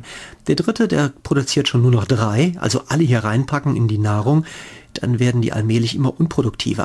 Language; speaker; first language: German; native; German